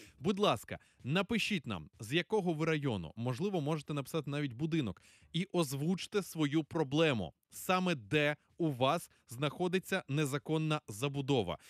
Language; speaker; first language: Ukrainian; native; Ukrainian